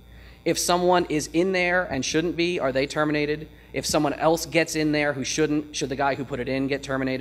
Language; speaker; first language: English; native; English